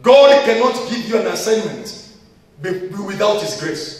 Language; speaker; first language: English; non-native, local second language; Swahili